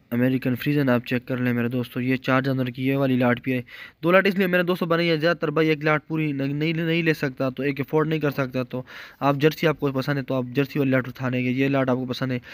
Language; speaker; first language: Urdu; non-native, local second language; Punjabi